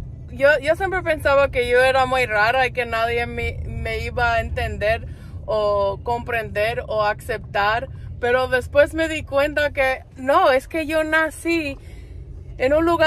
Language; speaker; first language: Spanish; non-native, fluent; English